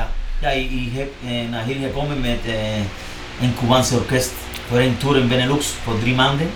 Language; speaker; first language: Dutch; non-native, learner; Spanish